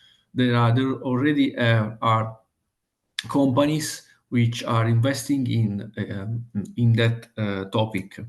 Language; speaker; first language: English; non-native, fluent; Italian